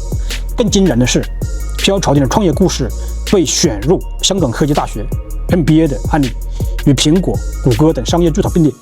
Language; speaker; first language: Chinese; native; Chinese